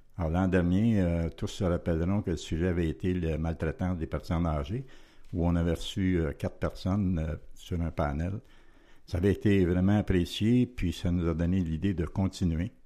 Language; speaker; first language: French; native; French